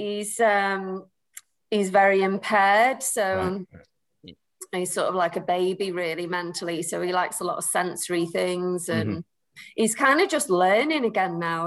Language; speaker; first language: English; native; English